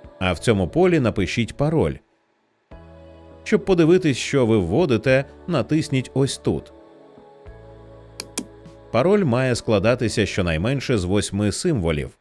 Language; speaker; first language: Ukrainian; native; Ukrainian